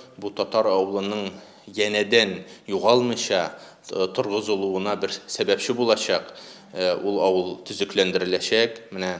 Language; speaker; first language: Tatar; native; Tatar